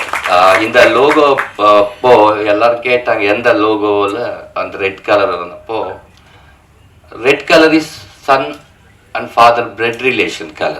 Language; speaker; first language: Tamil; non-native, learner; Telugu